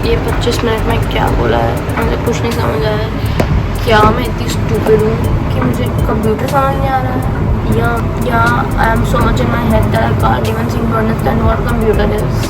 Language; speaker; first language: Hindi; native; Hindi